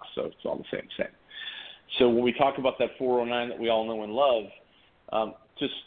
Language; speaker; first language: English; native; English